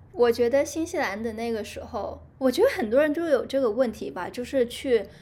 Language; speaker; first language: Chinese; non-native, local second language; Cantonese